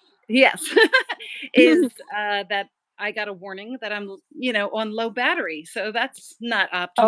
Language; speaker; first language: English; native; English